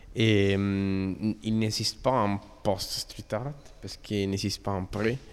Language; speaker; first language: French; non-native, learner; Italian